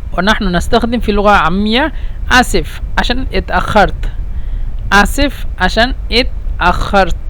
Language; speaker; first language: Arabic; non-native, fluent; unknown